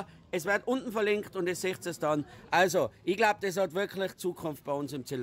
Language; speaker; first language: German; native; German